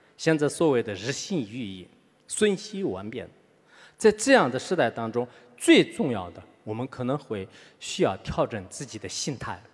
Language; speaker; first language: Chinese; non-native, local second language; Tibetan